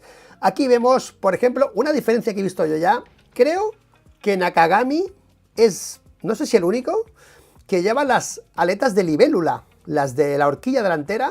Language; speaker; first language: Spanish; native; Spanish